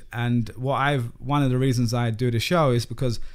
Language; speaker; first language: English; native; English